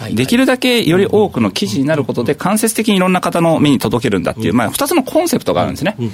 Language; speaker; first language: Japanese; native; Japanese